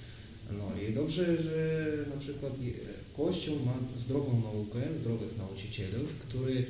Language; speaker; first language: Polish; non-native, learner; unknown